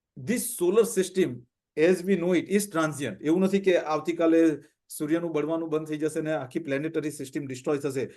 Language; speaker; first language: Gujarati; non-native, local second language; Punjabi